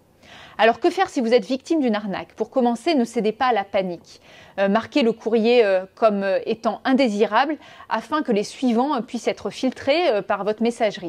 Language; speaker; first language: French; native; French